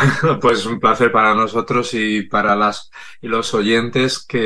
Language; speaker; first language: Spanish; native; Spanish